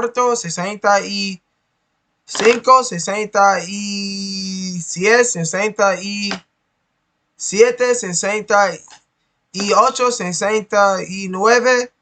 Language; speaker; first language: Spanish; non-native, learner; English